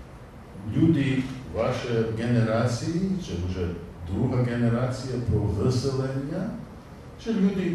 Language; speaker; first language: Polish; non-native, learner; English